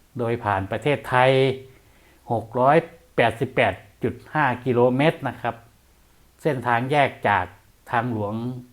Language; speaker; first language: Thai; non-native, local second language; Northeastern Thai